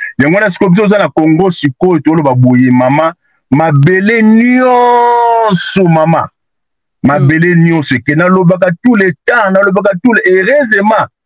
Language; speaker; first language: Lingala; non-native, local second language; Kongo